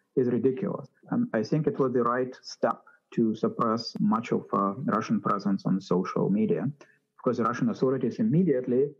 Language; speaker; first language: English; non-native, fluent; Ukrainian